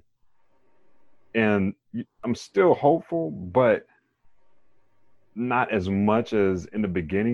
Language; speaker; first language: English; native; English